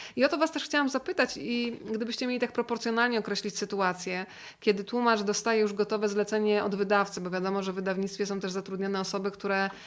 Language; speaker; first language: Polish; native; Polish